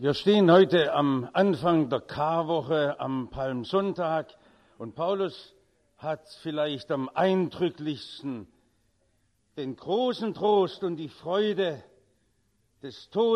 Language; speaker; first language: German; native; German